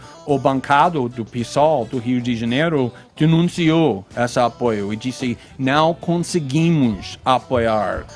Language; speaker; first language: Portuguese; non-native, fluent; English